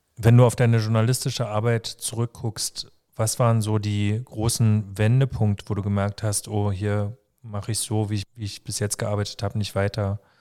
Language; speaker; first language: German; native; German